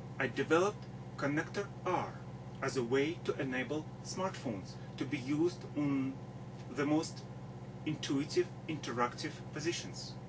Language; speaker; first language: English; non-native, fluent; Russian